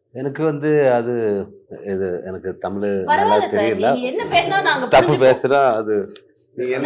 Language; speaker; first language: Tamil; non-native, learner; Malayalam